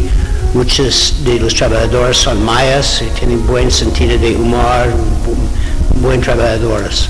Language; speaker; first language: Spanish; non-native, learner; English